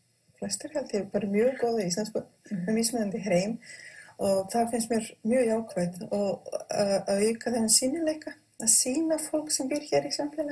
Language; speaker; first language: Icelandic; non-native, fluent; Croatian